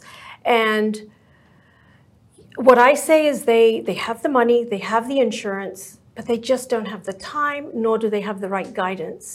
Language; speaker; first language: English; native; English